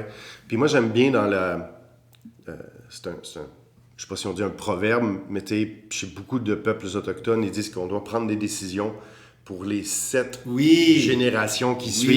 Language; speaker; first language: French; native; French